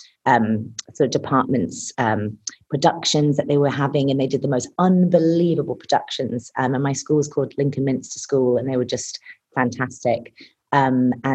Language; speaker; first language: English; native; English